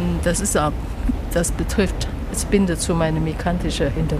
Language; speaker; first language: German; non-native, learner; Chinese